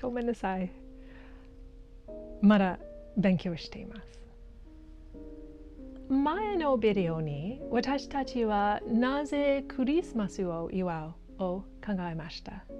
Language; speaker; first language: Japanese; non-native, learner; English